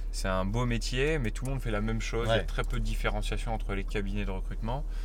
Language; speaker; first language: French; native; French